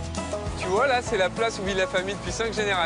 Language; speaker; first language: French; native; French